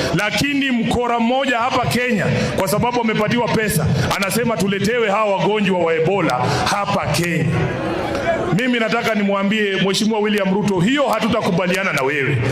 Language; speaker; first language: Swahili; native; Swahili